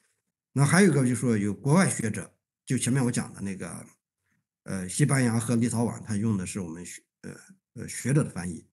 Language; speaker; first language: Chinese; native; Chinese